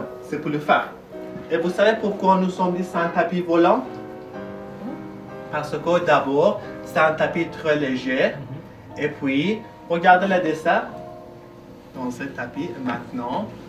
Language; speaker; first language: French; non-native, learner; Persian